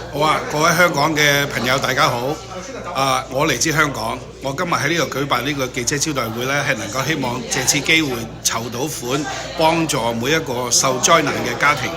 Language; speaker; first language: Cantonese; native; Cantonese